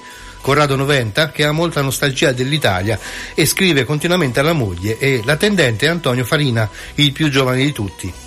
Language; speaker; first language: Italian; native; Italian